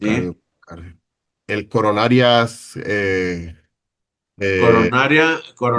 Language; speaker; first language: Spanish; native; Spanish